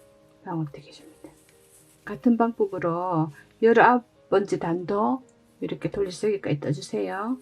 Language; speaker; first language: Korean; native; Korean